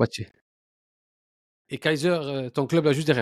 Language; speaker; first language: French; native; French